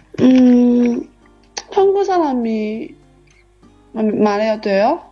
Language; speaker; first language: Korean; non-native, learner; Chinese